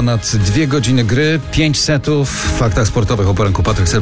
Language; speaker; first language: Polish; native; Polish